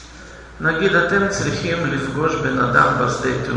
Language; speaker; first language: Hebrew; non-native, fluent; Russian